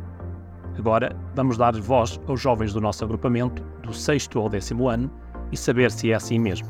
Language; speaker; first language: Portuguese; native; Portuguese